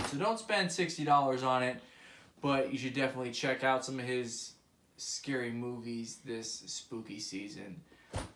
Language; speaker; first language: English; native; English